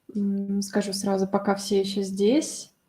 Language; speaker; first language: Russian; native; Russian